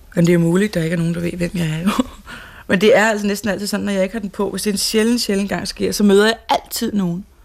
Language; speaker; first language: Danish; native; Danish